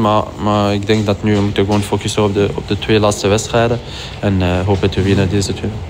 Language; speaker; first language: Dutch; non-native, local second language; French